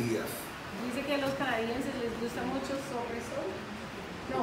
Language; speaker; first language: Spanish; non-native, learner; English